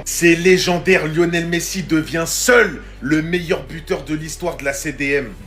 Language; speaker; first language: French; native; French